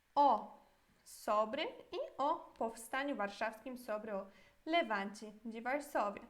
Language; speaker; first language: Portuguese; non-native, fluent; Polish